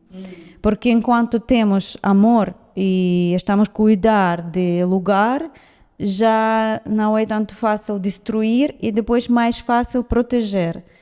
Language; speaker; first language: Portuguese; non-native, fluent; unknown